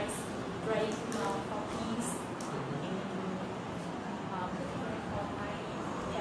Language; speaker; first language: English; non-native, learner; Vietnamese